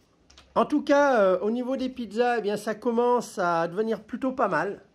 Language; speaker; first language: French; native; French